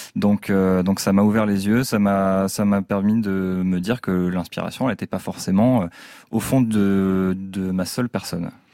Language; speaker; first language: French; native; French